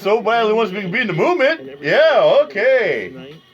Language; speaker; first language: English; native; English